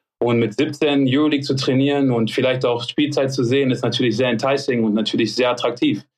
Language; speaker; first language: German; early bilingual, other home language; French